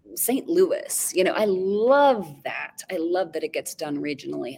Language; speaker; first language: English; native; English